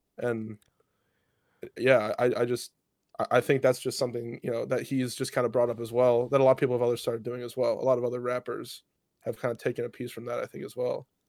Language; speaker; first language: English; native; English